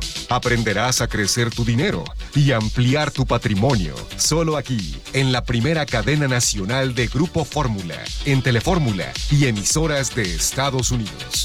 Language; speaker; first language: Spanish; native; Spanish